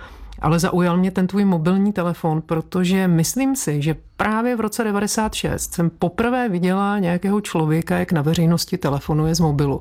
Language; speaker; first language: Czech; native; Czech